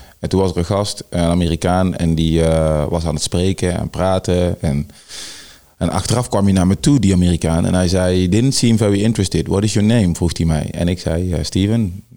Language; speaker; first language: Dutch; early bilingual, other home language; Sranan Tongo